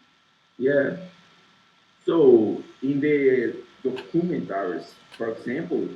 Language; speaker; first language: English; non-native, learner; Portuguese